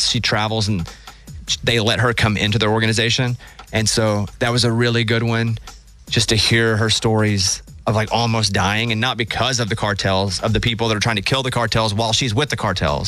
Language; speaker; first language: English; native; English